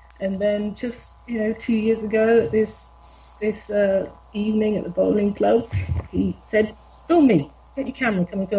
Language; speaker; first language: English; native; English